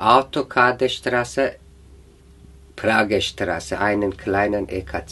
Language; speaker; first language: German; non-native, learner; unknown